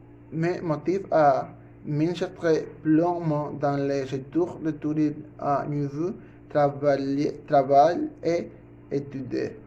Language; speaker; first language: French; non-native, learner; Spanish